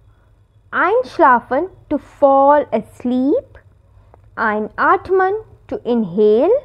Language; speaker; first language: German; non-native, fluent; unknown